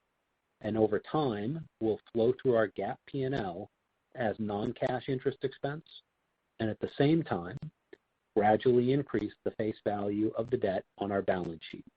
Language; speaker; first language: English; native; English